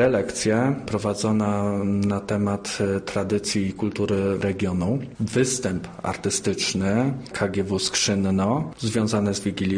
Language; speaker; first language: Polish; native; Polish